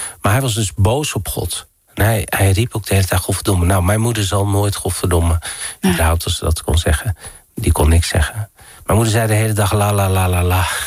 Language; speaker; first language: Dutch; early bilingual, other home language; Riffian